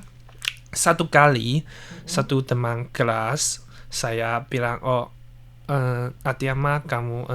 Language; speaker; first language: Indonesian; non-native, learner; Chinese